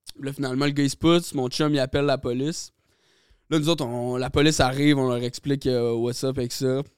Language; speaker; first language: French; native; French